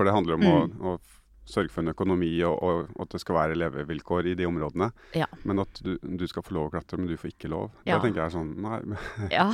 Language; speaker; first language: Norwegian; native; Norwegian